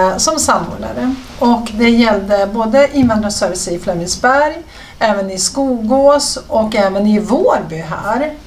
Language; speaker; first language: Swedish; early bilingual, other home language; Serbian